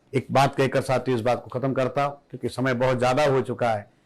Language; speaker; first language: Hindi; non-native, local second language; Marathi